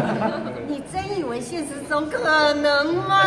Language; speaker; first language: Chinese; non-native, fluent; Japanese